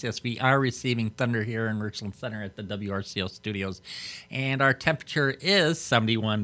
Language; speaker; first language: English; native; English